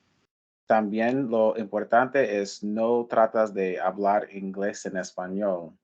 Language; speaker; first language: Spanish; non-native, learner; English